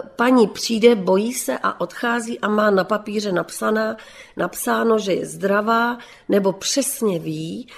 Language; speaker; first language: Czech; native; Czech